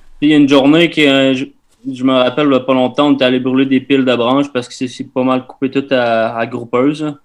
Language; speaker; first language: French; native; French